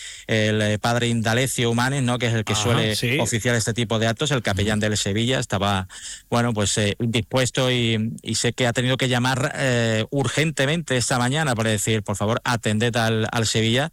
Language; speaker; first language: Spanish; native; Spanish